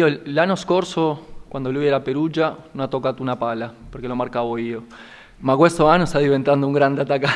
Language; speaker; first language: Italian; non-native, fluent; Spanish